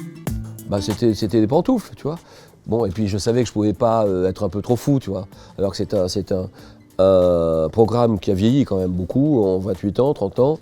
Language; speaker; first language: French; native; French